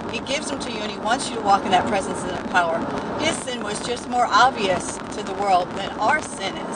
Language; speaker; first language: English; native; English